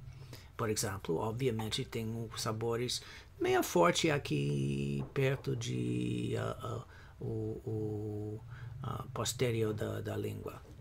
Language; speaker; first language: Portuguese; non-native, fluent; English